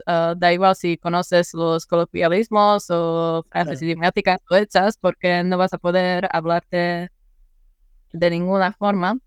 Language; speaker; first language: Spanish; non-native, fluent; Czech